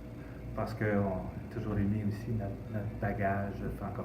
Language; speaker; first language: French; native; French